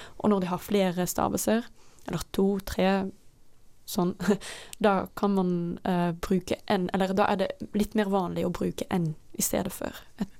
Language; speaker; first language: Norwegian; non-native, fluent; Dutch